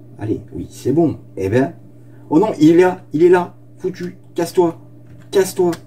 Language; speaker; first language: French; native; French